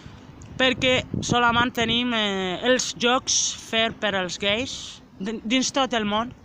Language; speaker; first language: Catalan; non-native, local second language; Spanish